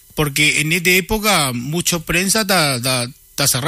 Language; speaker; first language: Spanish; non-native, learner; Chinese